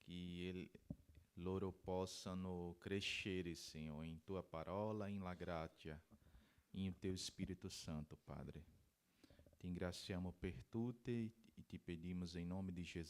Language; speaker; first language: Italian; non-native, learner; Portuguese